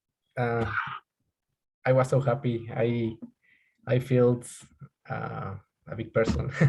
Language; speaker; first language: English; non-native, learner; Spanish